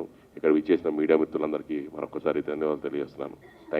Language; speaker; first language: Telugu; native; Telugu